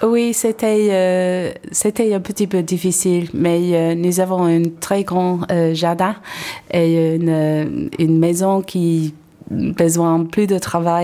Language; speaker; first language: French; non-native, learner; English